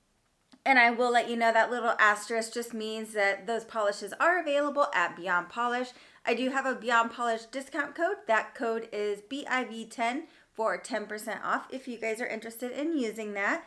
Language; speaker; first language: English; native; English